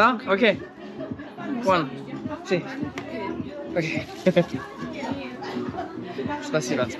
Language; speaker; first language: English; non-native, learner; French